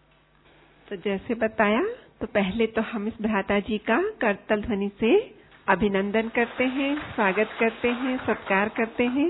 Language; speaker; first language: Hindi; native; Hindi